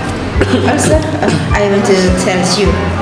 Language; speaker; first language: English; non-native, learner; Indonesian